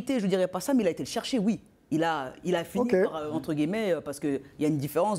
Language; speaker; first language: French; native; French